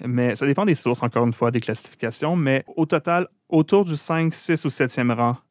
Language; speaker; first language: French; native; French